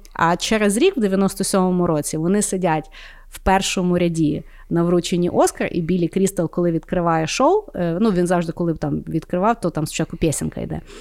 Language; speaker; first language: Ukrainian; native; Ukrainian